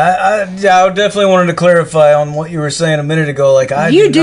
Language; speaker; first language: English; native; English